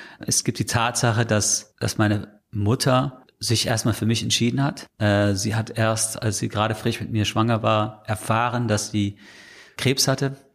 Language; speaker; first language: German; non-native, fluent; English